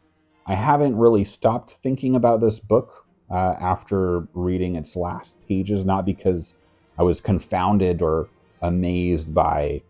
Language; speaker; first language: English; native; English